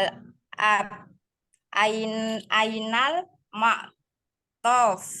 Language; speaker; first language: Arabic; non-native, learner; Indonesian